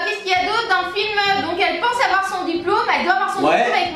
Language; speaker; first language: French; native; French